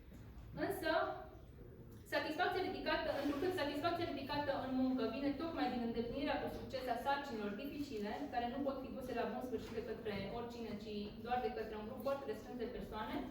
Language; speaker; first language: Romanian; native; Romanian